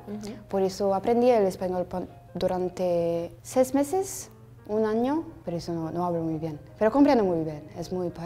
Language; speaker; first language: Spanish; non-native, learner; Portuguese